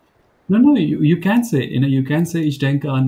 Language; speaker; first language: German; non-native, fluent; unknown